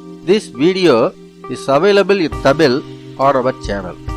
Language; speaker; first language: English; non-native, local second language; Tamil